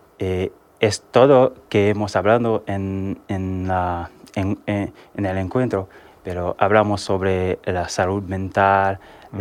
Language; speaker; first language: Spanish; non-native, learner; Haitian Creole